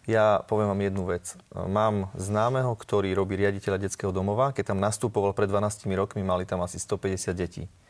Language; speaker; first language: Slovak; native; Slovak